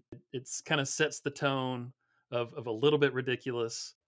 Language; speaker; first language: English; native; English